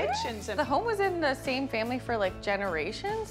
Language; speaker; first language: English; native; English